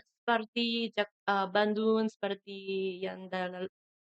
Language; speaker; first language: Indonesian; non-native, learner; Japanese